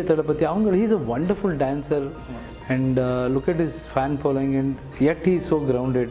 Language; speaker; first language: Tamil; non-native, learner; Kannada